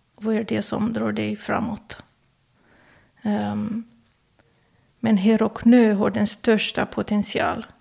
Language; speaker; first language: Swedish; non-native, fluent; Romanian